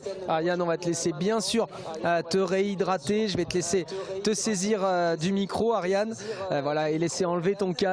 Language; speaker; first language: French; native; French